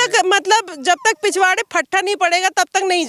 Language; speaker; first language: Hindi; native; Hindi